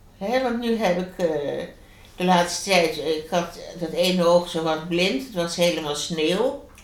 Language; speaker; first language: Dutch; native; Dutch